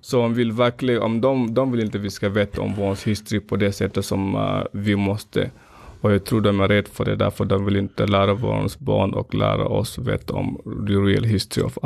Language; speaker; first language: Swedish; non-native, fluent; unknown